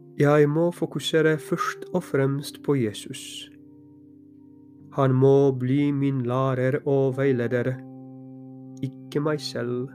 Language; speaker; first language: Norwegian; non-native, fluent; Polish